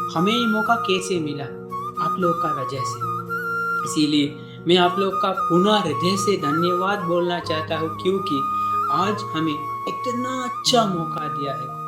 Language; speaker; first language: Hindi; non-native, learner; Sinhala